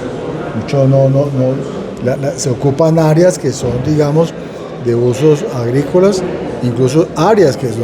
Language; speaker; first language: Spanish; native; Spanish